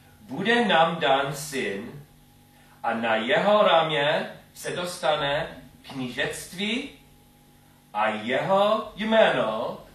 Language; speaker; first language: Czech; non-native, learner; English